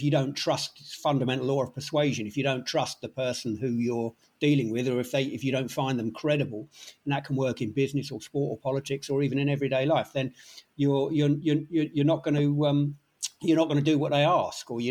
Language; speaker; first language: English; native; English